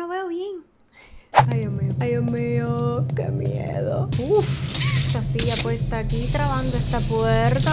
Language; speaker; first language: Spanish; native; Spanish